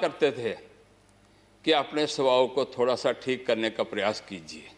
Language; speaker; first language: Hindi; non-native, local second language; Dogri